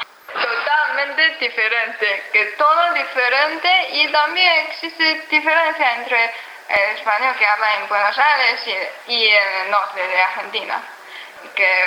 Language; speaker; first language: Spanish; non-native, learner; Chinese